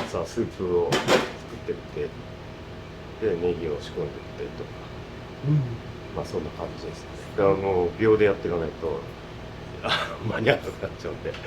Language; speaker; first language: Japanese; native; Japanese